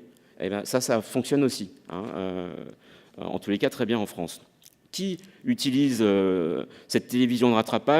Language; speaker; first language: French; native; French